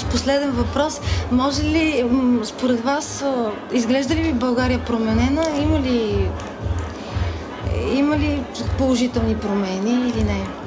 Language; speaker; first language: Bulgarian; native; Bulgarian